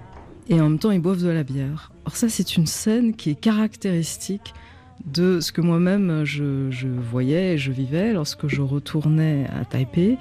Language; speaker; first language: French; native; French